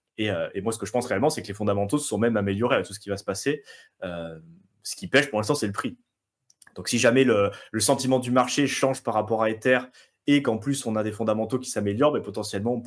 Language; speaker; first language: French; native; French